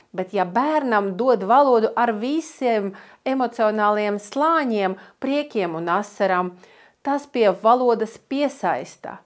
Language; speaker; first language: Latvian; non-native, local second language; Russian